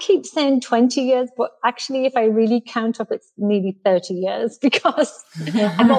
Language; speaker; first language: English; native; English